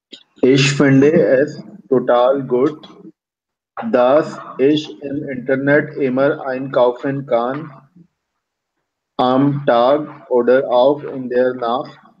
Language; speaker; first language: German; non-native, learner; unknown